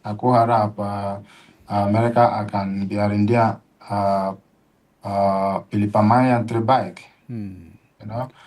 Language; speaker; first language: Indonesian; non-native, fluent; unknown